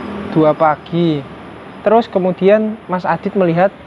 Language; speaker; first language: Indonesian; native; Indonesian